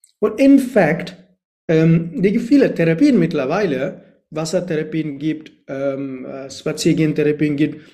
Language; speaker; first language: German; non-native, learner; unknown